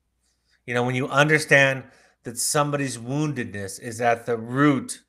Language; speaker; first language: English; native; English